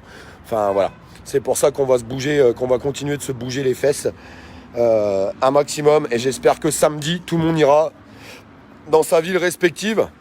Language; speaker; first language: French; native; French